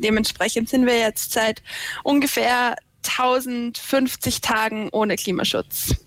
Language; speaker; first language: German; native; German